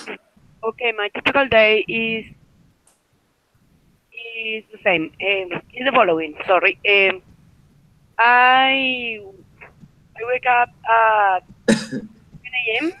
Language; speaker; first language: English; non-native, learner; Spanish